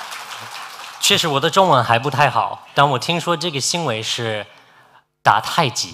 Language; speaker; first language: Chinese; non-native, fluent; English